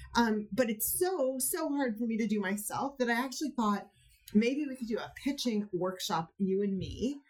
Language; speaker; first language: English; native; English